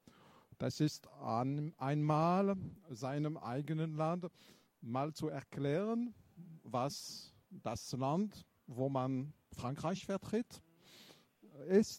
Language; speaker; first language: German; non-native, fluent; French